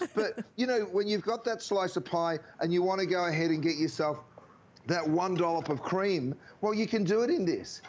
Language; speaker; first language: English; native; English